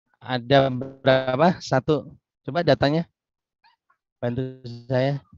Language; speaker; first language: Indonesian; native; Indonesian